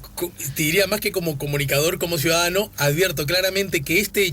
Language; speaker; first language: Spanish; native; Spanish